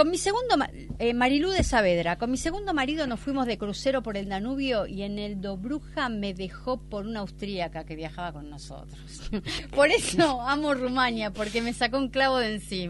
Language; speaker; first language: Spanish; native; Spanish